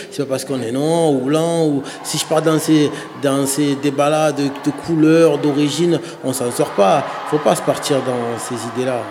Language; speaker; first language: French; native; French